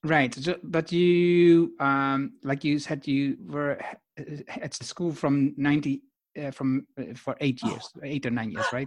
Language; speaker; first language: English; non-native, fluent; Dutch